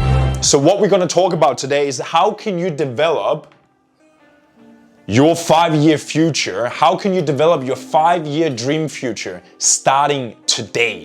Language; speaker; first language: English; non-native, fluent; Danish